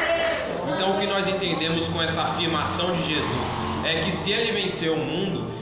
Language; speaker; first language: Portuguese; native; Portuguese